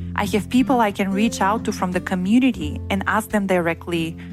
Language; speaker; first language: English; non-native, fluent; Bulgarian